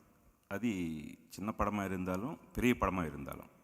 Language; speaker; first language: Tamil; non-native, local second language; Telugu